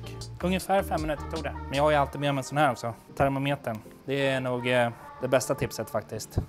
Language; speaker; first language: Swedish; native; Swedish